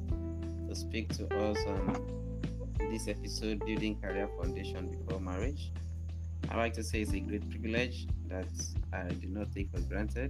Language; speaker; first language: English; non-native, local second language; Yoruba